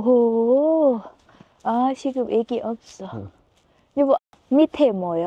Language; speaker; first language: Korean; non-native, learner; Thai